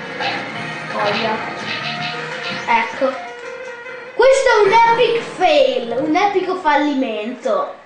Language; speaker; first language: Italian; native; Italian